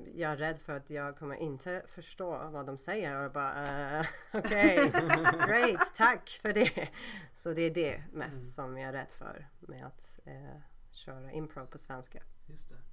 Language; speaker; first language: Swedish; non-native, fluent; Turkish